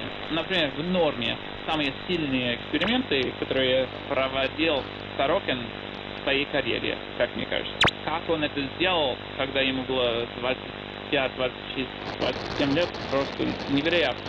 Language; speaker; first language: Russian; non-native, fluent; English